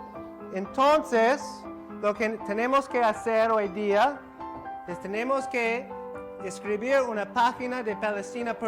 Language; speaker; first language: Spanish; non-native, fluent; English